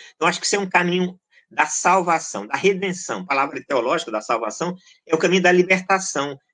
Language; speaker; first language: Portuguese; native; Portuguese